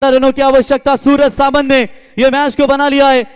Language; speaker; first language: Hindi; non-native, local second language; Marathi